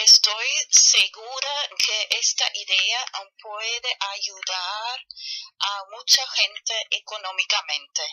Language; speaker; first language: Spanish; non-native, learner; German